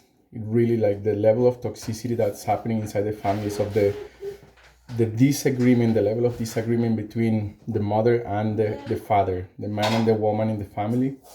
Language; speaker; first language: English; non-native, fluent; Spanish